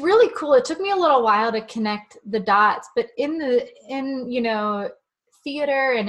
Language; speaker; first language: English; native; English